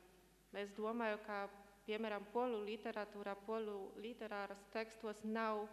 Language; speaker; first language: Latvian; non-native, fluent; Polish